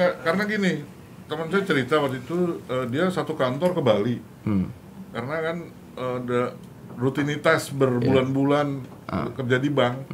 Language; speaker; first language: Indonesian; native; Indonesian